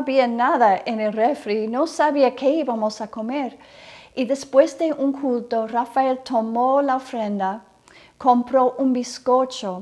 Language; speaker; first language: Spanish; non-native, fluent; English